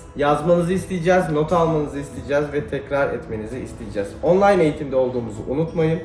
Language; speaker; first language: Turkish; early bilingual, other home language; Italian